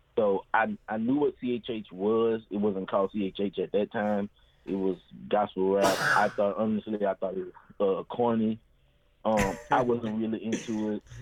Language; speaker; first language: English; native; English